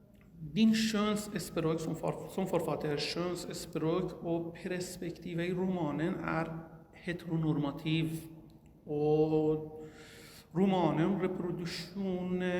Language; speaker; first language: Norwegian; non-native, learner; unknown